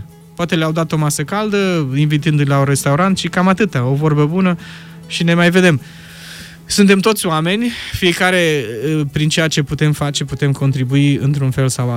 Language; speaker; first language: Romanian; native; Romanian